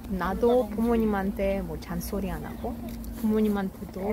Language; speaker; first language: Korean; non-native, fluent; Russian